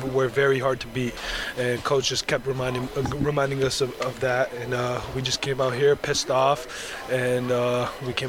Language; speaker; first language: English; native; English